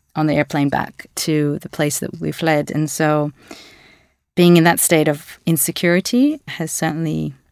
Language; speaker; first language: English; early bilingual, other home language; Russian